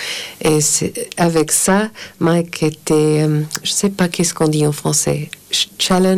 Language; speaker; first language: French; non-native, fluent; English